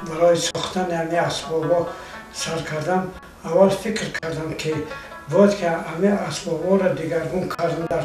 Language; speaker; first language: Persian; non-native, local second language; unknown